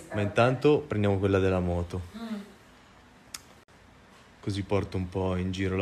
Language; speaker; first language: Italian; native; Italian